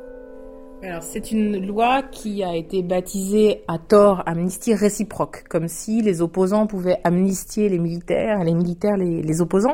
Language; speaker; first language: French; native; French